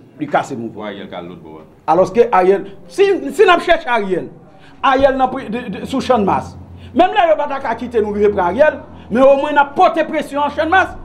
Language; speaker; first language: French; non-native, local second language; Haitian Creole